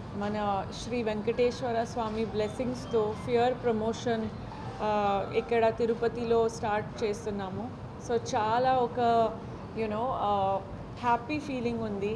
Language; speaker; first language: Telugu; non-native, learner; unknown